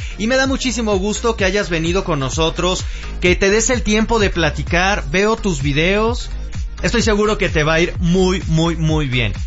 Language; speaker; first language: Spanish; native; Spanish